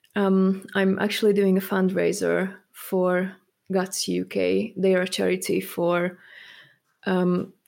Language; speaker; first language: English; non-native, fluent; Hungarian